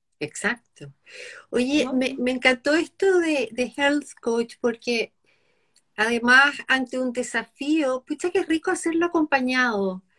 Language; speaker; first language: Spanish; native; Spanish